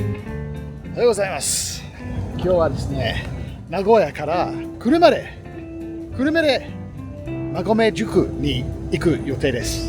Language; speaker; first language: Japanese; non-native, learner; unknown